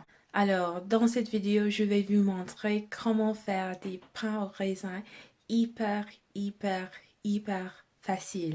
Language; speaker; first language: French; non-native, fluent; English